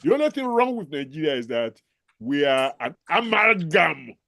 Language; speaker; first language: English; non-native, local second language; Yoruba